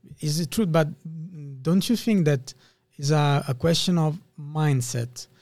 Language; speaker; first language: English; non-native, fluent; Italian